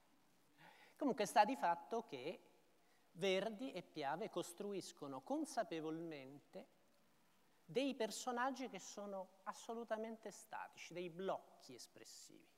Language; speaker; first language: Italian; native; Italian